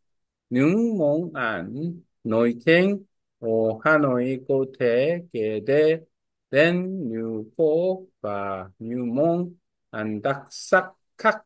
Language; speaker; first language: Vietnamese; non-native, learner; Korean